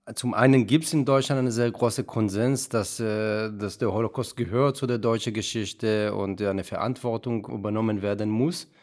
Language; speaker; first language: German; non-native, fluent; Hebrew